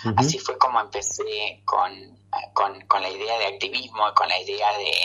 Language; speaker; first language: Spanish; native; Spanish